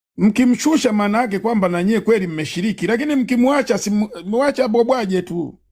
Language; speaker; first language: Swahili; native; Swahili